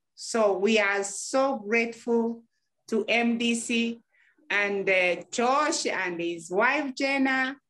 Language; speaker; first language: English; non-native, local second language; Gusii